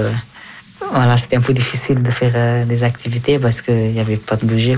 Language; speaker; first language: French; early bilingual, other home language; Hazaragi